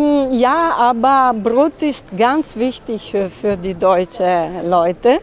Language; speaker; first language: German; non-native, learner; Italian